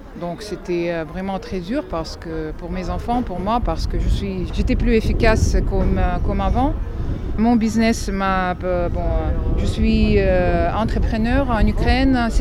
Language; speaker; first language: French; non-native, fluent; Russian